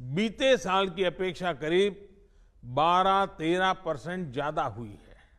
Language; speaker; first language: Hindi; non-native, local second language; Gujarati